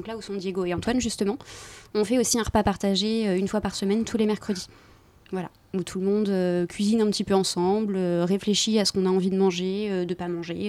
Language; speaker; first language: French; native; French